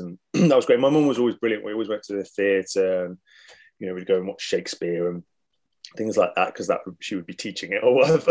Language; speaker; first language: English; native; English